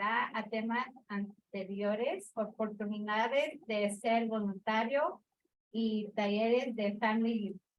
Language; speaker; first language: Spanish; early bilingual, heritage; Spanish